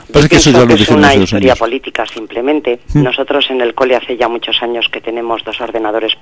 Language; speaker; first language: Spanish; native; Spanish